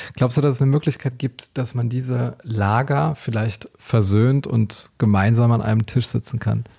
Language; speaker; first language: German; native; German